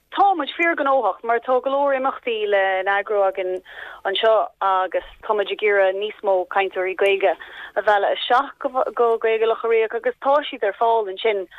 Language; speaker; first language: Irish; non-native, local second language; English